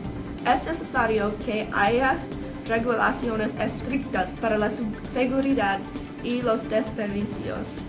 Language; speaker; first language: Spanish; non-native, learner; English